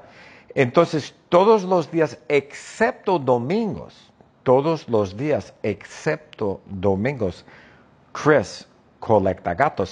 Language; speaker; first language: Spanish; non-native, fluent; English